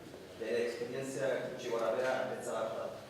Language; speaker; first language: Basque; non-native, learner; Arabic